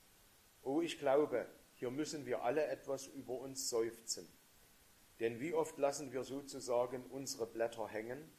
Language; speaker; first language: German; native; German